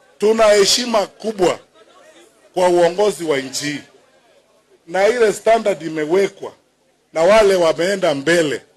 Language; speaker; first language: Swahili; non-native, local second language; Gusii